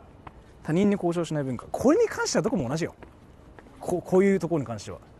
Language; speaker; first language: Japanese; native; Japanese